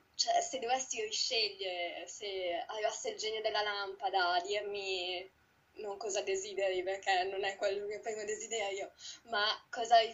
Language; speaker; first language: Italian; native; Italian